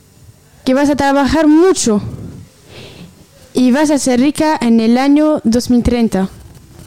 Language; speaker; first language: Spanish; non-native, learner; French